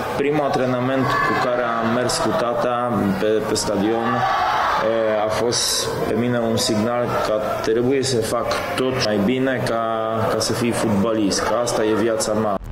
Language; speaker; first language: Romanian; non-native, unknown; Polish